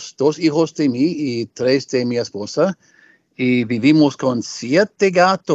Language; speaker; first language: Spanish; non-native, learner; English